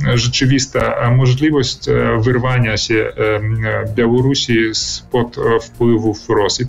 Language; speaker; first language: Polish; early bilingual, heritage; Polish